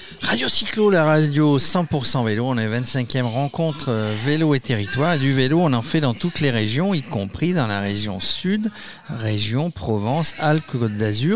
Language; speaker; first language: French; native; French